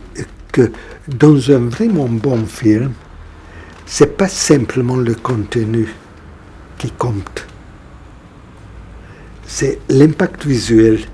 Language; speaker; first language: French; non-native, fluent; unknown